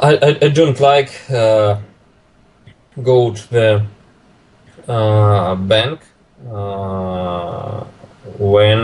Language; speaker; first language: English; non-native, learner; Russian